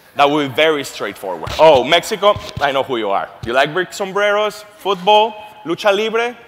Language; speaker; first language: English; non-native, fluent; Spanish